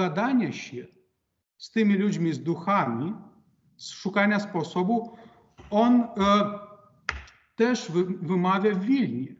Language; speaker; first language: Polish; non-native, fluent; Lithuanian